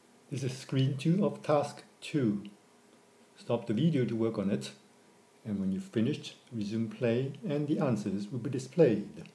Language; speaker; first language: English; non-native, local second language; Cantonese